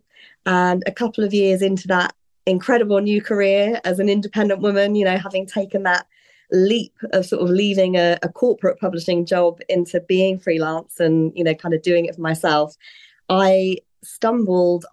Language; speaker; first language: English; native; English